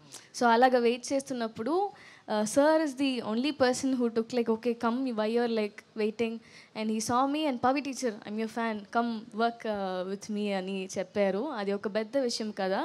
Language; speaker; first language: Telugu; non-native, learner; Tamil